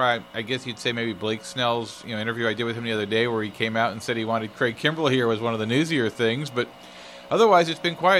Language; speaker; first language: English; native; English